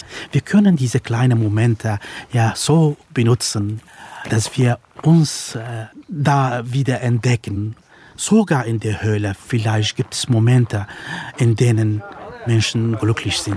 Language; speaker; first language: German; non-native, fluent; Kurdish